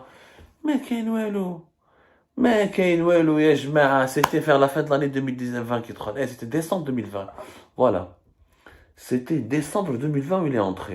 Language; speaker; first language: French; non-native, local second language; Arabic